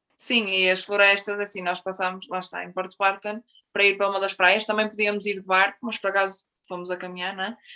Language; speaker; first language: Portuguese; native; Portuguese